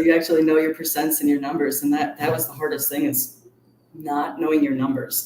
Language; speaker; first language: English; native; English